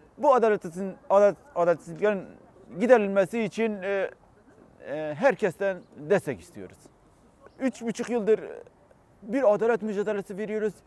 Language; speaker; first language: Turkish; non-native, local second language; Kurdish